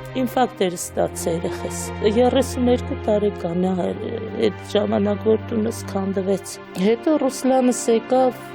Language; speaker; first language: Armenian; native; Armenian